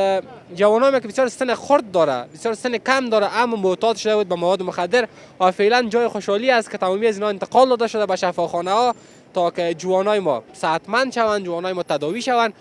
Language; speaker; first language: Persian; native; Persian